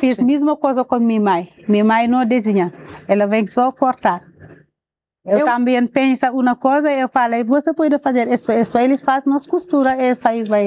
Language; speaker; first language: Portuguese; non-native, learner; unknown